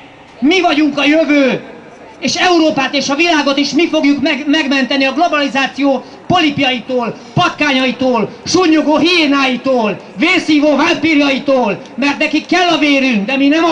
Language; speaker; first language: Hungarian; native; Hungarian